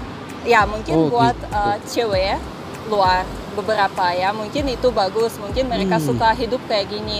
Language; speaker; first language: Indonesian; non-native, fluent; Russian